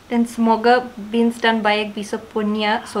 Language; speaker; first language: Indonesian; non-native, learner; English